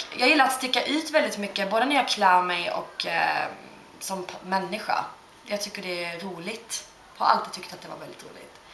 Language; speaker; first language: Swedish; early bilingual, other home language; Turkish